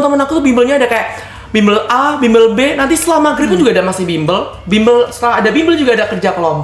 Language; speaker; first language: Indonesian; native; Indonesian